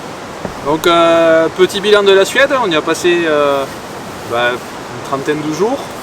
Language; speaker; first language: French; native; French